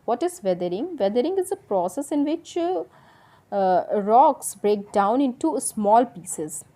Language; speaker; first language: English; non-native, local second language; Hindi